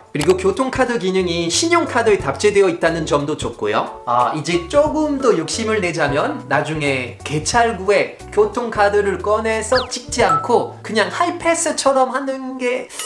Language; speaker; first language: Korean; non-native, fluent; French